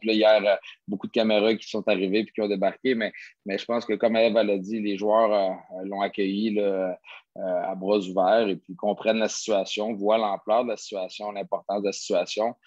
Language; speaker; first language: French; native; French